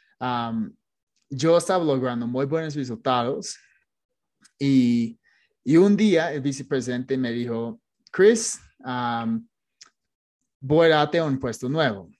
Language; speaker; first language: Spanish; non-native, fluent; English